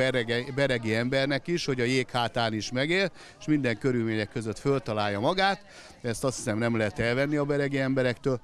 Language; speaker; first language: Hungarian; native; Hungarian